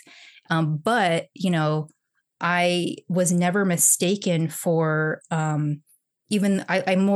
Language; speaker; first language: English; early bilingual, other home language; Chinese